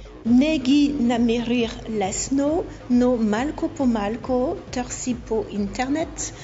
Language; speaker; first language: Bulgarian; non-native, fluent; French